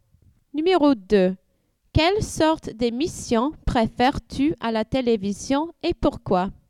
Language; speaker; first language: French; non-native, learner; English